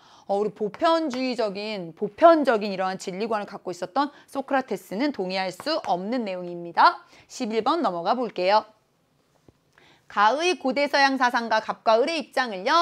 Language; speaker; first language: Korean; native; Korean